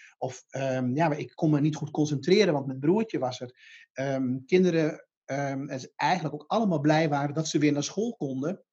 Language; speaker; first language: Dutch; native; Dutch